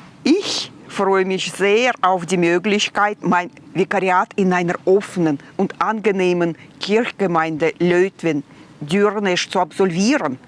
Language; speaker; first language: German; non-native, fluent; Russian